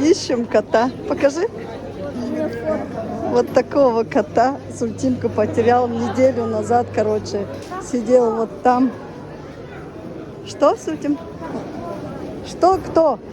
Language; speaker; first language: Russian; native; Russian